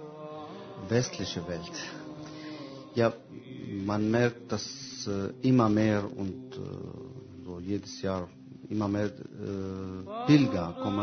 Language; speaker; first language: German; non-native, fluent; Arabic